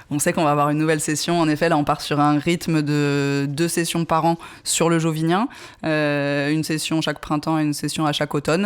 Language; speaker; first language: French; native; French